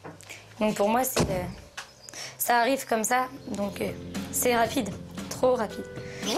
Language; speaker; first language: French; native; French